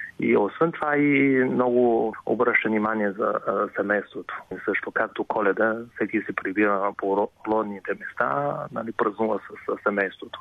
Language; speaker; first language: Bulgarian; non-native, fluent; Chinese